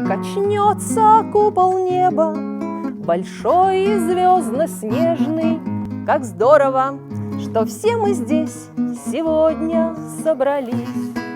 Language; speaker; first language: Russian; native; Russian